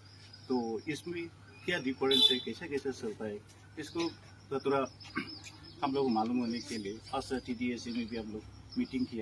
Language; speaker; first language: Hindi; non-native, local second language; Bodo